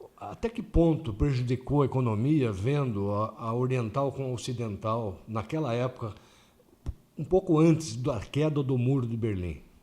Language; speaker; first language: Portuguese; native; Portuguese